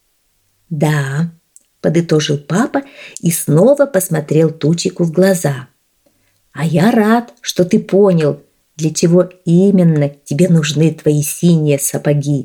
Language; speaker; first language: Russian; native; Russian